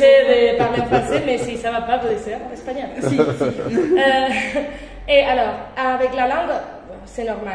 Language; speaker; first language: French; non-native, fluent; Spanish